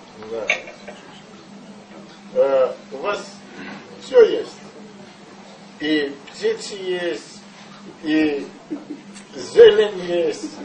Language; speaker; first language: Russian; non-native, local second language; Armenian